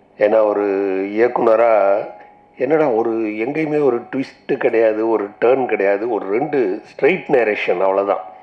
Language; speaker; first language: Tamil; native; Tamil